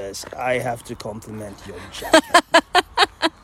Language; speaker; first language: English; non-native, local second language; Shona